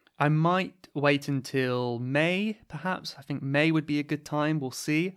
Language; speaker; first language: English; native; English